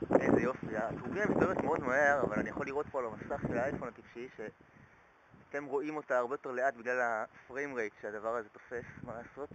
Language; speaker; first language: Hebrew; native; Hebrew